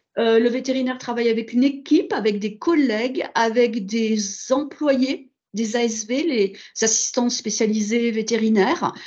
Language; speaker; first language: French; native; French